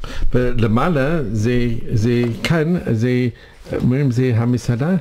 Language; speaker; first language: Hebrew; non-native, learner; English